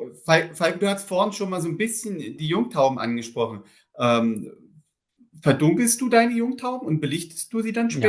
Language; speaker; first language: German; native; German